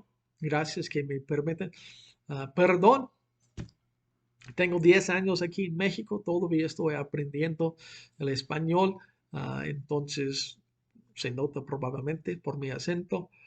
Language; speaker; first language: Spanish; non-native, fluent; English